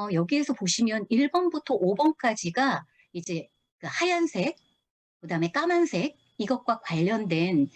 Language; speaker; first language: Korean; native; Korean